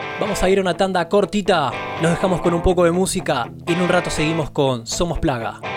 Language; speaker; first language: Spanish; native; Spanish